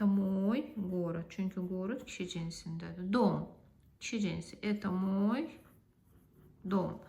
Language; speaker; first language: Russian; non-native, fluent; Azerbaijani